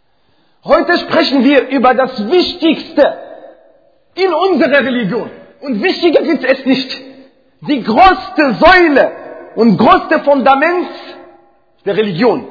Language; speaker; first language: German; non-native, fluent; Arabic